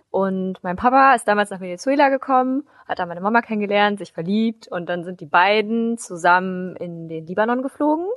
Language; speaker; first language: German; native; German